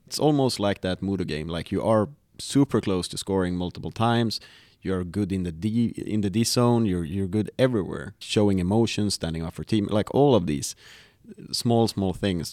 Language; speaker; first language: English; non-native, fluent; Swedish